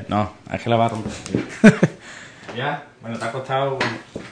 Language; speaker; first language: Spanish; native; Spanish